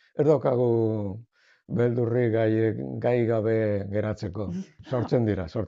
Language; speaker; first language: Basque; native; Basque